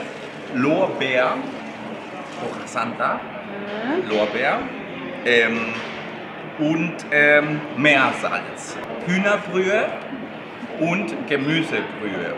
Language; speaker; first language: German; non-native, fluent; Spanish